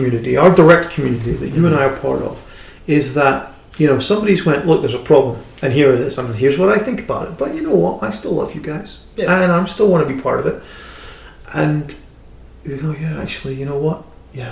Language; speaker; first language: English; native; English